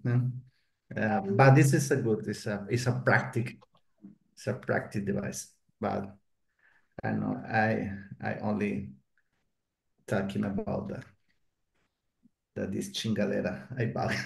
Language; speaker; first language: English; non-native, learner; Spanish